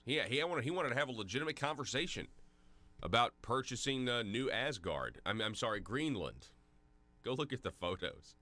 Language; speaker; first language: English; native; English